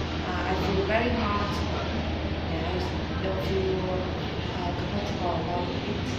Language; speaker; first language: English; non-native, learner; Vietnamese